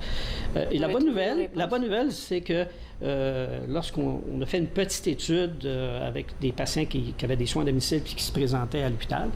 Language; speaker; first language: French; native; French